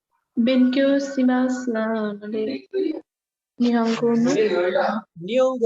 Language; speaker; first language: Japanese; non-native, learner; Nepali